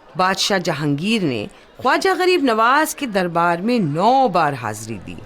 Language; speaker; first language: Urdu; native; Urdu